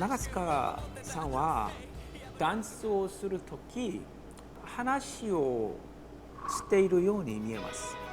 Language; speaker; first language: Japanese; non-native, learner; Korean